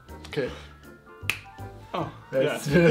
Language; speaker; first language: German; native; German